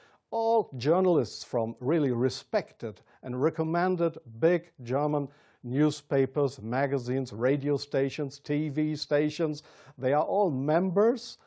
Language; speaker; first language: English; non-native, fluent; German